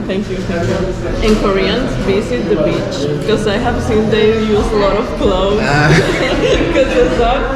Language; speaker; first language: English; non-native, learner; Spanish